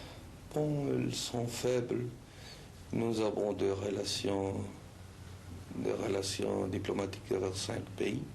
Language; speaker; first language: French; non-native, fluent; Spanish